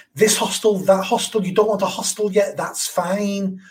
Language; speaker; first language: English; native; English